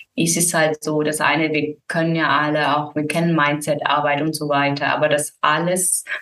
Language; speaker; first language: German; native; German